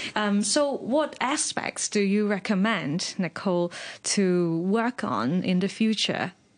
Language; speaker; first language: English; non-native, local second language; Cantonese